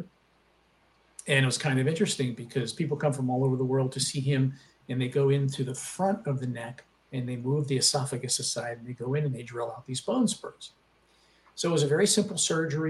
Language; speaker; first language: English; native; English